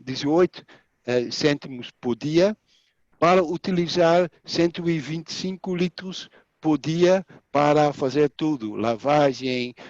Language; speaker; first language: Portuguese; non-native, fluent; Dutch